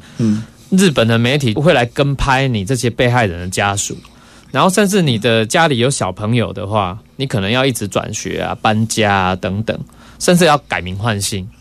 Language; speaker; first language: Chinese; native; Chinese